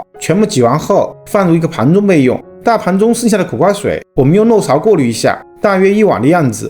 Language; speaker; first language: Chinese; native; Chinese